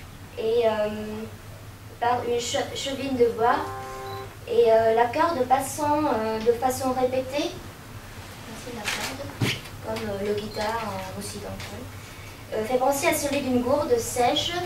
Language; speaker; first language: French; non-native, fluent; Vietnamese